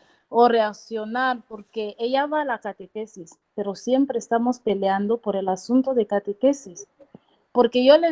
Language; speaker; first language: Spanish; non-native, fluent; Portuguese